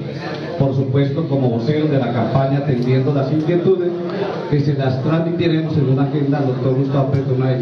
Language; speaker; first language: Spanish; native; Spanish